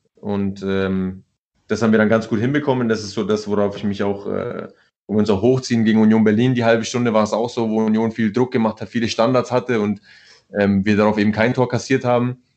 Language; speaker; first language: German; early bilingual, other home language; Italian